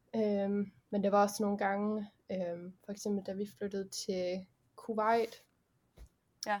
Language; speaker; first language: Danish; early bilingual, heritage; Danish